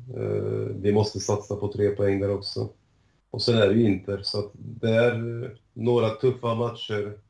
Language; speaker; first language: Swedish; early bilingual, other home language; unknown